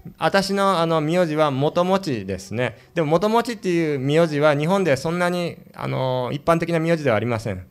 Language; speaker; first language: Japanese; early bilingual, heritage; Spanish